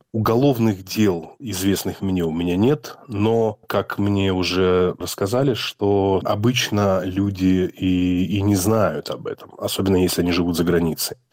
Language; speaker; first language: Russian; native; Russian